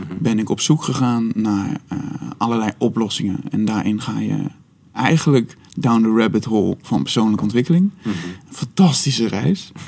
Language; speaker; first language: Dutch; native; Dutch